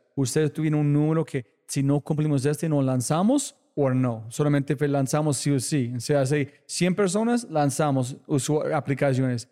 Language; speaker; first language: Spanish; non-native, fluent; English